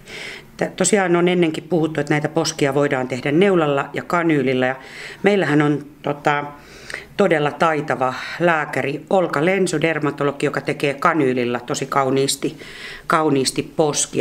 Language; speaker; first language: Finnish; native; Finnish